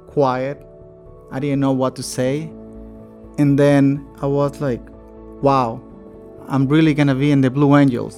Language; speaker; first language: English; non-native, fluent; Spanish